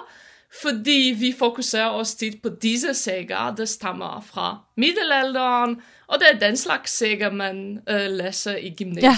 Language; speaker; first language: Danish; non-native, fluent; Polish